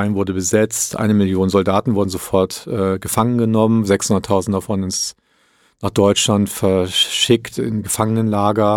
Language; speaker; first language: German; early bilingual, other home language; Italian